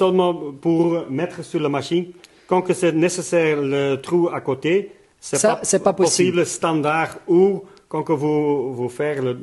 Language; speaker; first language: French; non-native, local second language; Dutch